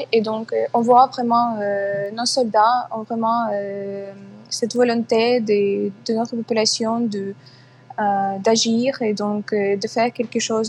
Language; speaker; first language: French; non-native, fluent; Ukrainian